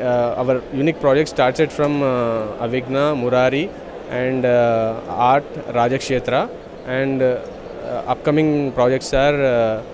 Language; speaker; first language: English; non-native, local second language; Telugu